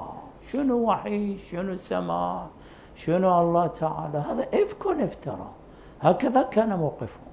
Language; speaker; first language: Arabic; native; Arabic